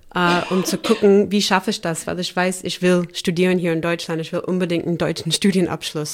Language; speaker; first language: German; non-native, fluent; English